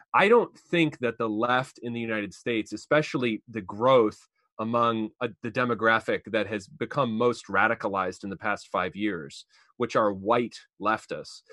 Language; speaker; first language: English; native; English